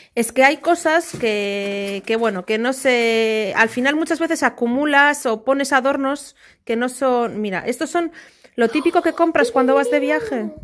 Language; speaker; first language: Spanish; native; Spanish